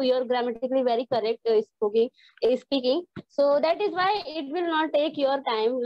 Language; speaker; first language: English; non-native, learner; Hindi